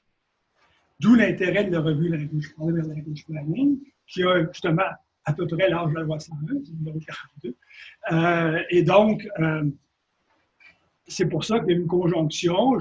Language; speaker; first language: French; native; French